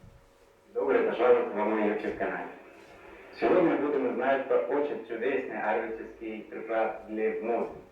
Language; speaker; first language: Russian; non-native, learner; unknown